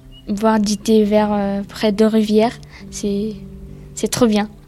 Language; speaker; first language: French; early bilingual, other home language; Pashto